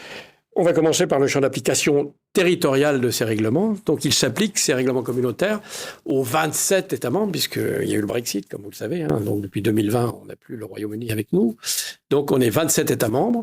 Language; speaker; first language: French; native; French